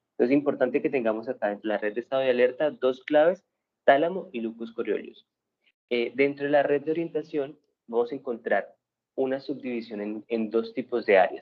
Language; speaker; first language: Spanish; native; Spanish